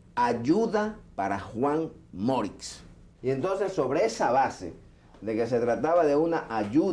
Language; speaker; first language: Spanish; native; Spanish